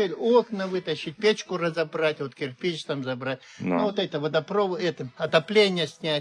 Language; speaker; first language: Russian; native; Russian